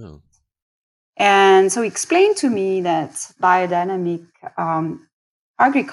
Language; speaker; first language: English; non-native, fluent; French